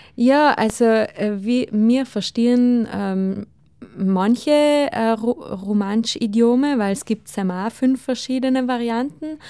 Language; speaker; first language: German; non-native, local second language; Ladin